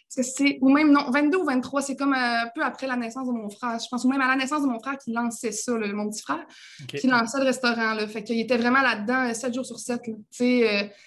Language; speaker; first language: French; native; French